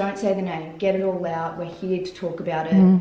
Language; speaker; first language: English; native; English